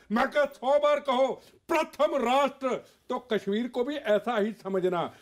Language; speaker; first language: Hindi; non-native, local second language; Punjabi